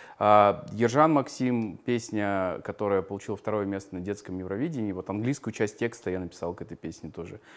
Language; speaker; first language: Russian; native; Russian